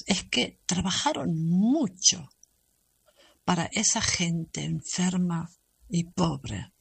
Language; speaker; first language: Spanish; non-native, learner; German